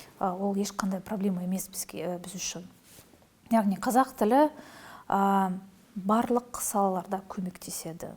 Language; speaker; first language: Kazakh; non-native, local second language; Russian